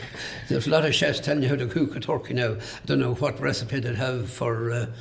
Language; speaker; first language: English; native; English